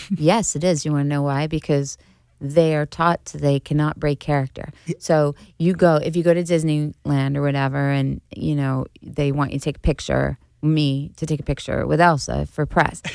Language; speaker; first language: English; native; English